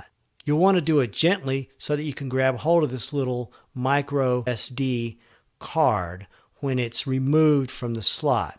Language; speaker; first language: English; native; English